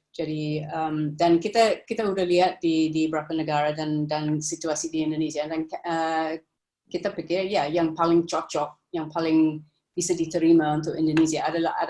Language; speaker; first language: Indonesian; non-native, fluent; English